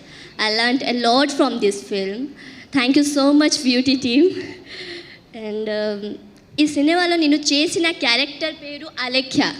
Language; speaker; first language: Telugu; early bilingual, heritage; Telugu